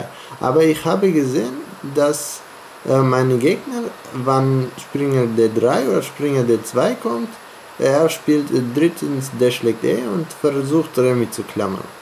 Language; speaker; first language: German; non-native, fluent; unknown